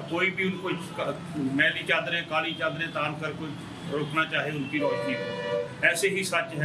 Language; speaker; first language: Hindi; non-native, local second language; Punjabi